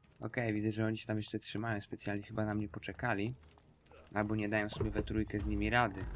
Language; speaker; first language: Polish; native; Polish